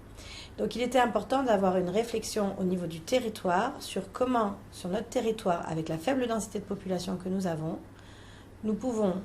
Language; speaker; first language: French; native; French